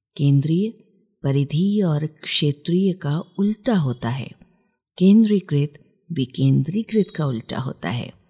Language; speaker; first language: Hindi; native; Hindi